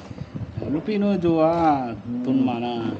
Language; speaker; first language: Korean; non-native, learner; Filipino